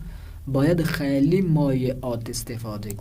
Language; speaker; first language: Persian; non-native, fluent; Urdu